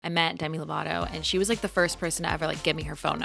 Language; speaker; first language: English; native; English